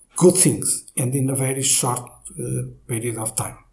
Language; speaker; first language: English; non-native, fluent; Portuguese